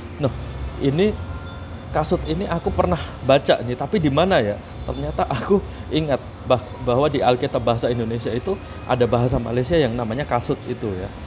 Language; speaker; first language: Indonesian; native; Indonesian